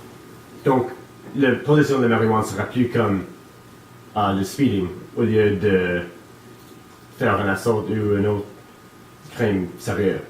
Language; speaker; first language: French; non-native, local second language; English